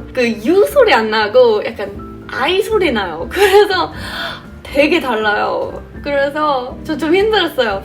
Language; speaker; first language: Korean; non-native, fluent; English